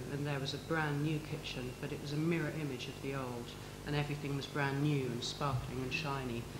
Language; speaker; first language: English; native; English